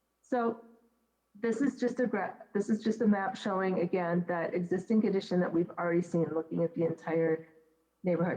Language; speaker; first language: English; native; English